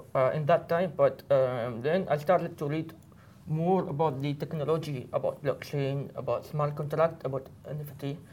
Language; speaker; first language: English; non-native, fluent; Arabic